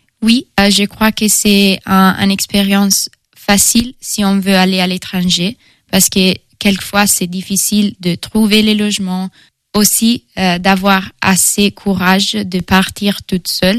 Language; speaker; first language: French; non-native, fluent; Italian